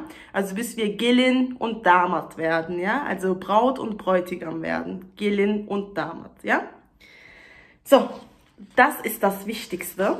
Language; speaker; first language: German; early bilingual, other home language; Turkish